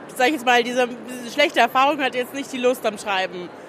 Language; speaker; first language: German; native; German